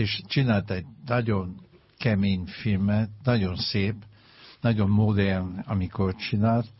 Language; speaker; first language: Hungarian; non-native, learner; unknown